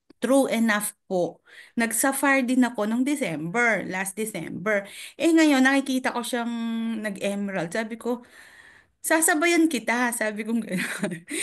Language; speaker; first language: Filipino; native; Filipino